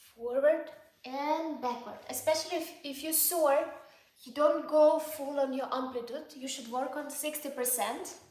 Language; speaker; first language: English; non-native, fluent; Ukrainian